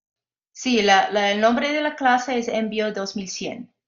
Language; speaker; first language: Spanish; non-native, fluent; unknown